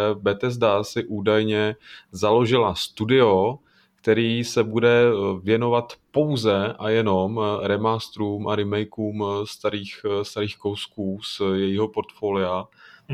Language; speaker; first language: Czech; native; Czech